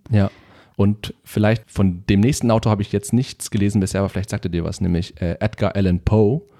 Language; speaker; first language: German; early bilingual, other home language; Vietnamese